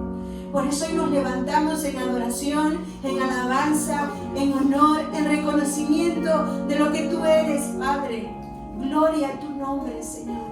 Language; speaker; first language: Spanish; native; Spanish